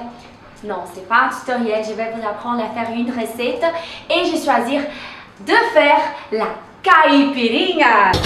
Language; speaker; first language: French; non-native, fluent; Portuguese